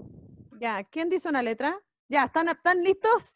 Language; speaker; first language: Spanish; native; Spanish